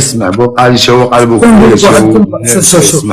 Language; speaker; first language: Arabic; native; Arabic